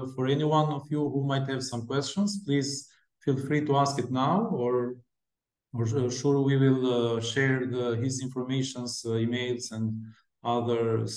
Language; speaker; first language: English; non-native, fluent; Albanian